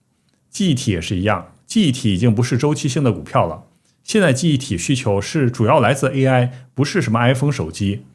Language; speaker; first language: Chinese; native; Chinese